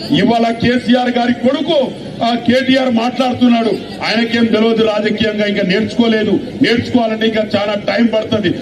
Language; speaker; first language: Telugu; non-native, local second language; Lambadi